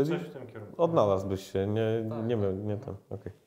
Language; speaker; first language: Polish; native; Polish